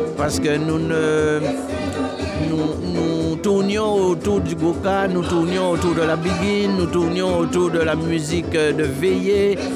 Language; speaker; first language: French; native; French